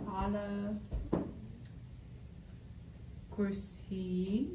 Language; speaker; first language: Arabic; non-native, learner; English